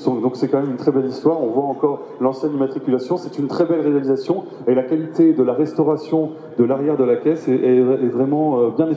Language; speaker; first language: French; native; French